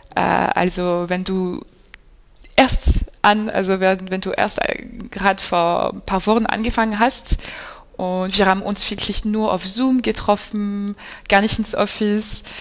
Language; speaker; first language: German; non-native, fluent; French